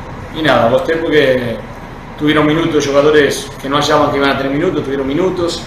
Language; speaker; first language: Portuguese; non-native, learner; Spanish